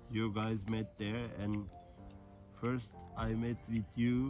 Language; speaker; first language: English; non-native, fluent; Turkish